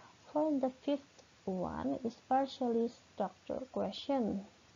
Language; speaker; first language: English; non-native, fluent; Indonesian